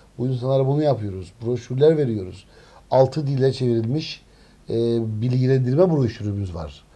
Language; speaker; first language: Turkish; native; Turkish